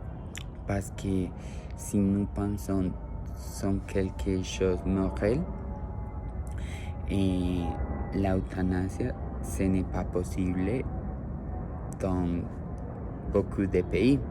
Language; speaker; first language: French; non-native, learner; Spanish